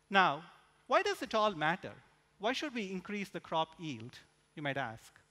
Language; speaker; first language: English; non-native, local second language; Tamil